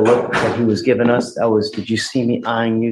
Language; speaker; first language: English; native; English